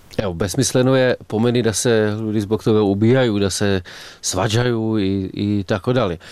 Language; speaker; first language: Croatian; native; Croatian